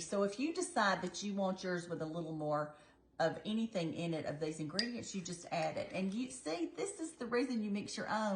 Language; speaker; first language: English; native; English